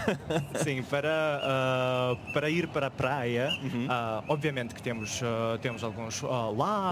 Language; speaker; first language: Portuguese; non-native, fluent; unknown